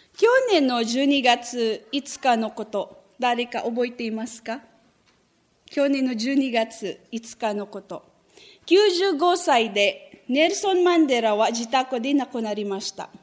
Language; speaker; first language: Japanese; non-native, fluent; Filipino